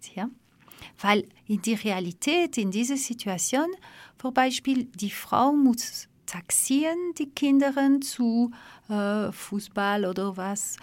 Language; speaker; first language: German; non-native, fluent; French